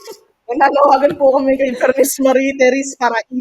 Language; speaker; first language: Filipino; native; Filipino